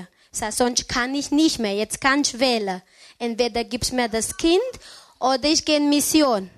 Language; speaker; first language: German; non-native, learner; Romanian